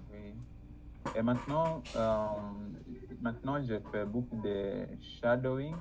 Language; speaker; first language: French; non-native, learner; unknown